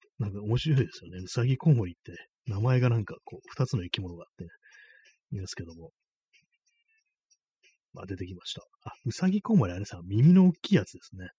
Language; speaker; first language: Japanese; native; Japanese